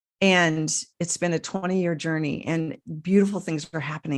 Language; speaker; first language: English; native; English